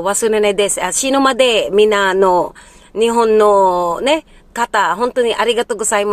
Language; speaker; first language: Japanese; early bilingual, heritage; Filipino